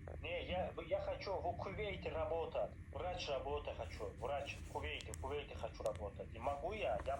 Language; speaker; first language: Russian; non-native, learner; Azerbaijani